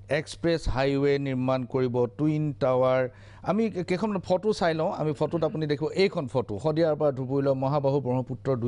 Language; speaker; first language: Assamese; native; Assamese